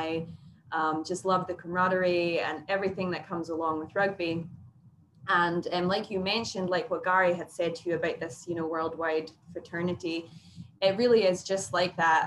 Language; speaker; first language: English; native; English